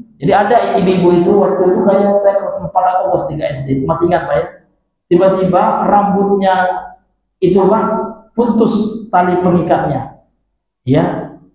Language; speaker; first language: Indonesian; non-native, local second language; Minangkabau